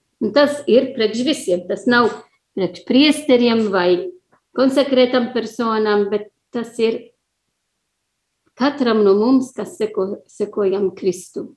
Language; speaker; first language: Latvian; non-native, learner; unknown